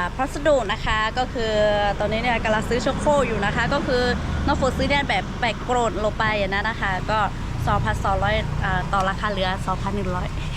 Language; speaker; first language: Thai; non-native, local second language; Lahu